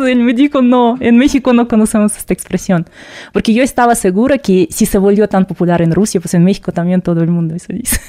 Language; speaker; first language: Spanish; non-native, fluent; Russian